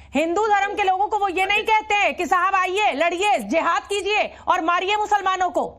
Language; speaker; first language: Hindi; native; Hindi